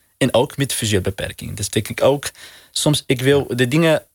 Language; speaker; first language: Dutch; non-native, learner; Arabic